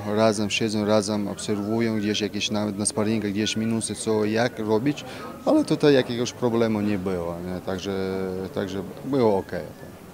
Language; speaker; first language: Polish; non-native, fluent; Russian